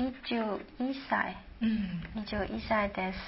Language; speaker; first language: Japanese; non-native, learner; Chinese